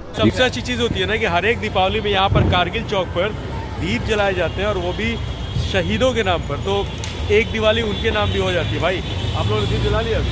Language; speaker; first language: Hindi; native; Hindi